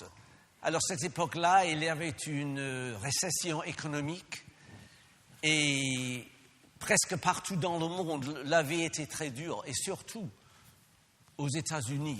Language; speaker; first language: French; non-native, fluent; English